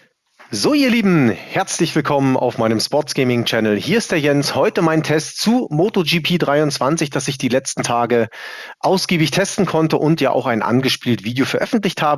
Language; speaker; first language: German; native; German